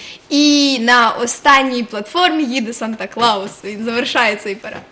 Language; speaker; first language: Ukrainian; native; Ukrainian